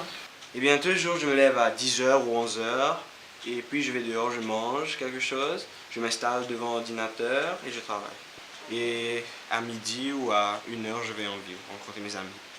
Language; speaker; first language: French; non-native, local second language; Seselwa Creole French